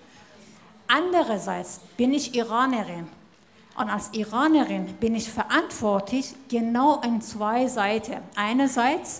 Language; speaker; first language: German; non-native, fluent; Persian